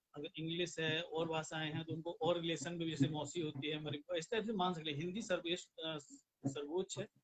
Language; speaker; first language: Hindi; native; Hindi